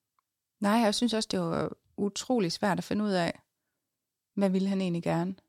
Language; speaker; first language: Danish; native; Danish